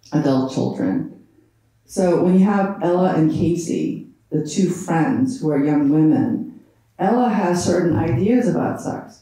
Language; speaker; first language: English; native; English